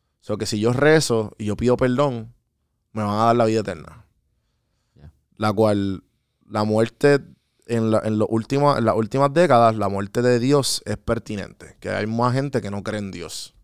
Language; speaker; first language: Spanish; native; Spanish